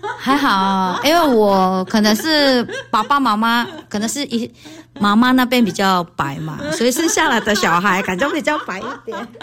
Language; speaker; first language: Chinese; non-native, fluent; Hakka Chinese